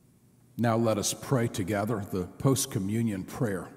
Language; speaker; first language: English; native; English